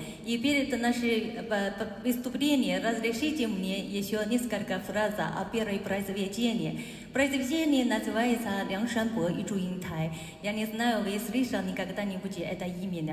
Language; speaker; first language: Russian; non-native, learner; Chinese